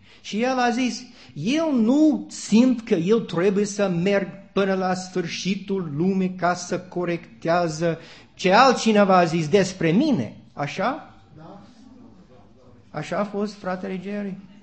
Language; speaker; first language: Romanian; non-native, learner; English